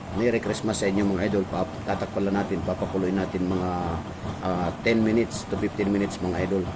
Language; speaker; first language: Filipino; native; Filipino